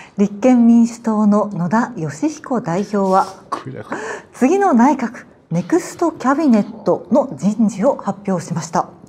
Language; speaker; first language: Japanese; native; Japanese